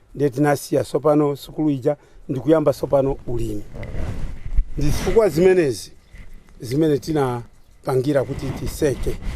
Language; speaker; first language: Nyanja; non-native, local second language; Tumbuka